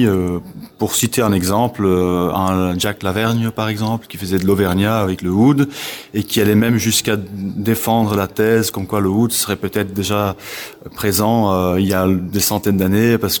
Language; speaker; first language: French; non-native, local second language; Dutch